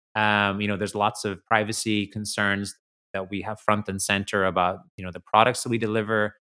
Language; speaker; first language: English; native; English